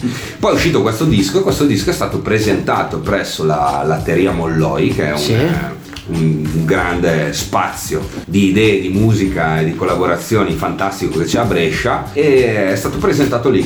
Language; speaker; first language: Italian; native; Italian